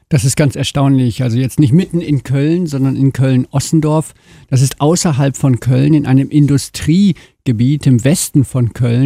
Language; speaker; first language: German; native; German